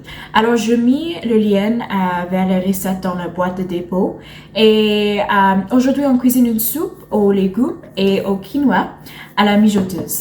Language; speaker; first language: French; non-native, learner; English